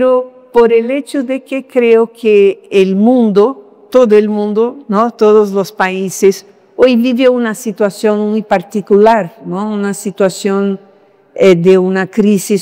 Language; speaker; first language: Spanish; non-native, fluent; Portuguese